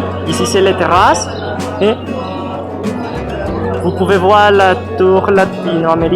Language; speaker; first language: French; non-native, learner; Spanish